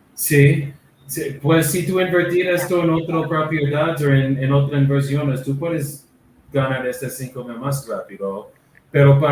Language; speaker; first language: Spanish; non-native, learner; English